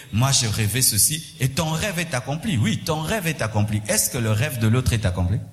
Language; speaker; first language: French; non-native, local second language; Swahili